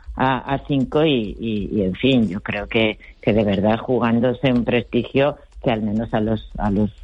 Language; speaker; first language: Spanish; native; Spanish